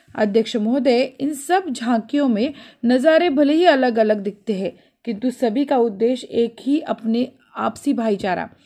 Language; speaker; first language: Hindi; non-native, local second language; Marathi